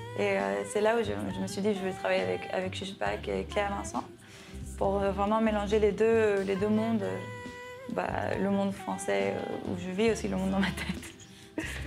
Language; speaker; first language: French; non-native, fluent; Spanish